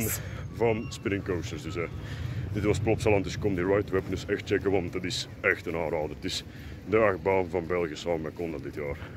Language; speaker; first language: Dutch; native; Dutch